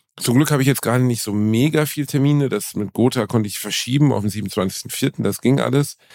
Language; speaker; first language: German; native; German